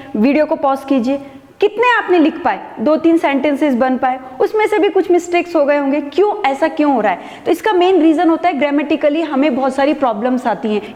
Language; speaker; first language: Hindi; non-native, local second language; Marathi